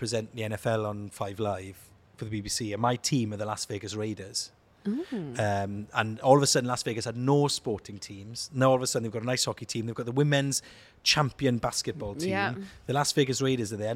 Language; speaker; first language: English; native; English